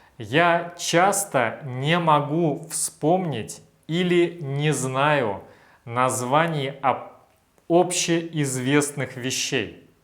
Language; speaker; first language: Russian; native; Russian